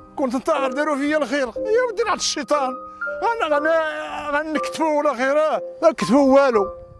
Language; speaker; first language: Arabic; non-native, local second language; Riffian